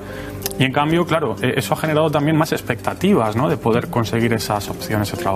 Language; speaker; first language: Spanish; native; Spanish